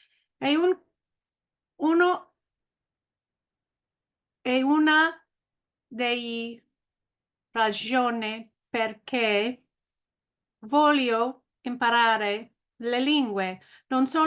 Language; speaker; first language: Italian; non-native, learner; English